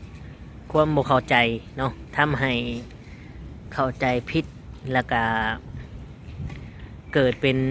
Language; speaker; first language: Thai; non-native, local second language; Lao